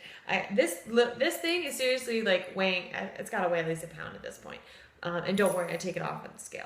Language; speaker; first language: English; native; English